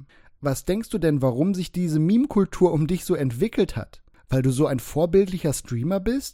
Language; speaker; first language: German; native; German